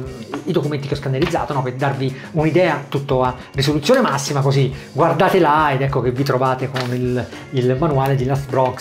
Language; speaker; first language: Italian; native; Italian